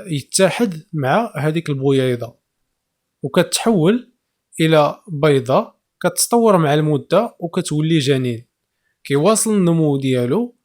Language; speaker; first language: Arabic; native; Arabic